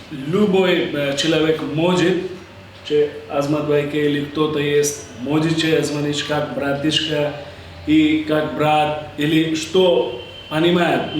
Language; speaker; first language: Russian; non-native, learner; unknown